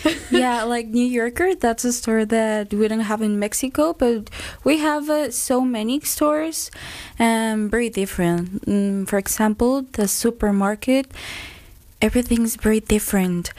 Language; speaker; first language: English; non-native, fluent; Spanish